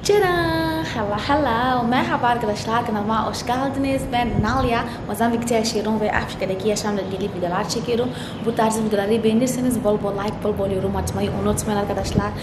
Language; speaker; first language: Turkish; non-native, fluent; Portuguese